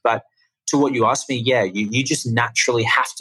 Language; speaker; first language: English; native; English